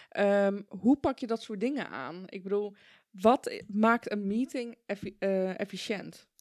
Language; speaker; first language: Dutch; early bilingual, other home language; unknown